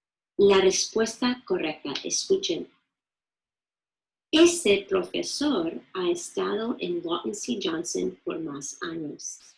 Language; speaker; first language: Spanish; non-native, fluent; English